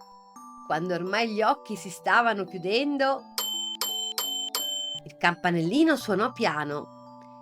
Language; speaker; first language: Italian; native; Italian